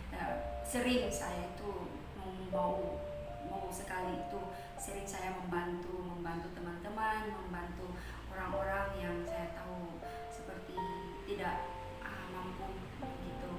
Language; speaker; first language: Indonesian; non-native, fluent; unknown